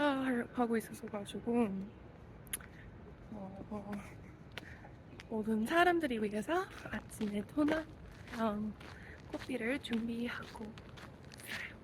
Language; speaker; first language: Korean; non-native, fluent; English